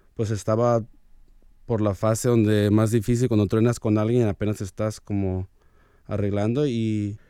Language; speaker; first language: Spanish; early bilingual, heritage; Spanish